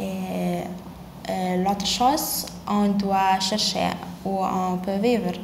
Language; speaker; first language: French; non-native, learner; Lithuanian